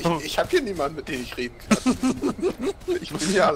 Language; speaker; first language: German; native; German